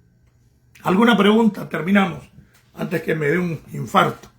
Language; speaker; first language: Spanish; native; Spanish